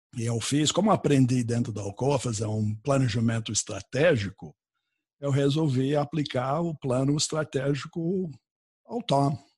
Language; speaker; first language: Portuguese; non-native, fluent; English